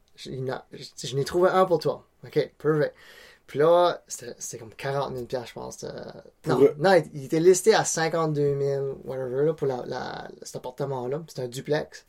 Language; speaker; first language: French; non-native, local second language; Cantonese